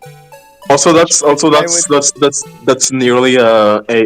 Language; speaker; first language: English; native; English